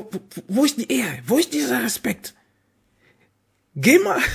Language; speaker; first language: German; non-native, fluent; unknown